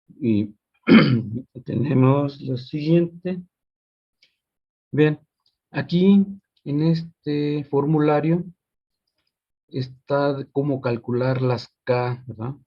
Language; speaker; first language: Spanish; native; Spanish